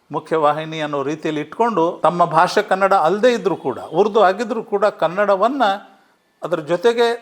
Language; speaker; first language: Kannada; non-native, local second language; Urdu